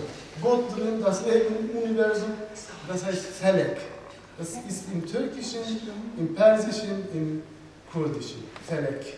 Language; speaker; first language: German; non-native, fluent; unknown